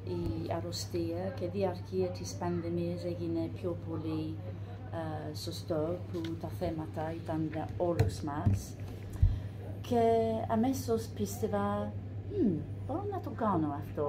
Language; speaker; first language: Greek; non-native, learner; English